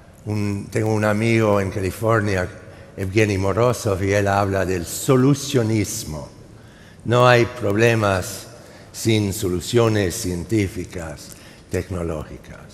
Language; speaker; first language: Spanish; non-native, fluent; English